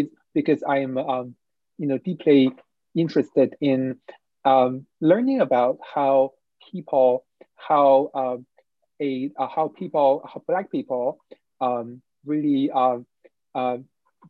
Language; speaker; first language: English; non-native, fluent; Chinese